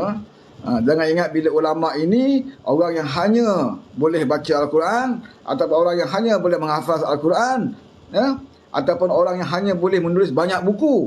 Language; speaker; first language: Malay; native; Malay